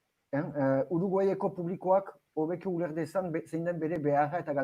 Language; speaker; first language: Basque; native; Basque